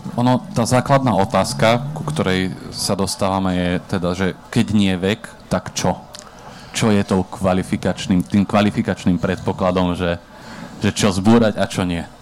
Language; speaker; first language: Slovak; native; Slovak